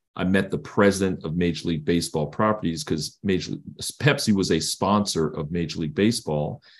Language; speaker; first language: English; native; English